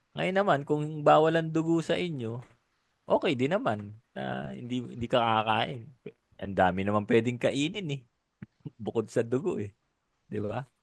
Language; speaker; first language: Filipino; native; Filipino